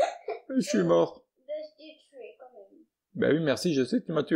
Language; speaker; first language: French; native; French